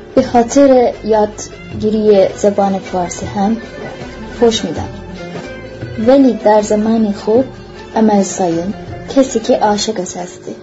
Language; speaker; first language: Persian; non-native, fluent; Turkish